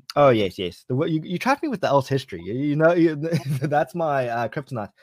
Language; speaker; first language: English; native; English